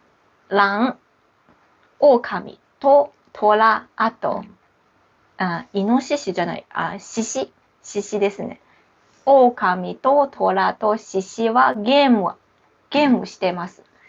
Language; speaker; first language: Japanese; non-native, local second language; Chinese